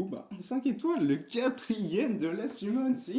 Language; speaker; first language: French; native; French